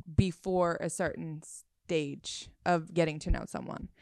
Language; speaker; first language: English; non-native, fluent; Swedish